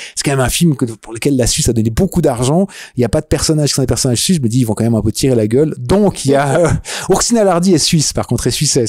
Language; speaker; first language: French; native; French